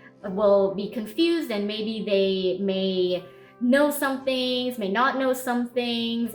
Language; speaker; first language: English; native; English